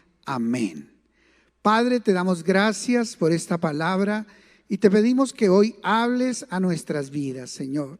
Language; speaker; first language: Spanish; native; Spanish